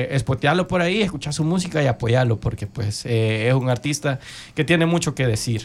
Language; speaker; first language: Spanish; native; Spanish